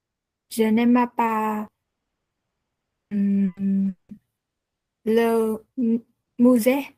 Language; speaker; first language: French; non-native, learner; Vietnamese